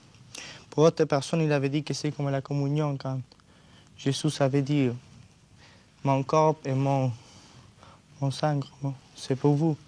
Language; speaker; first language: French; non-native, learner; Spanish